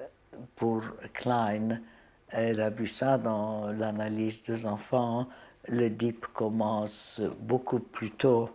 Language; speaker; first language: French; non-native, fluent; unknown